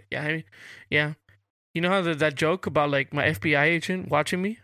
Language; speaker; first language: English; early bilingual, other home language; Spanish